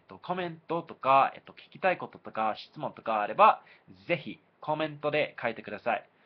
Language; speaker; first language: Japanese; non-native, fluent; English